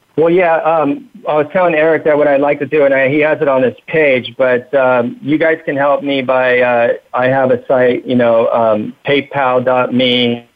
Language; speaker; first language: English; native; English